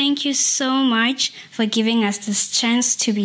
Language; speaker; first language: English; non-native, local second language; Xhosa